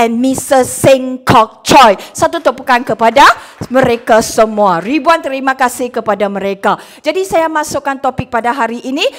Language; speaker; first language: Malay; non-native, local second language; Chinese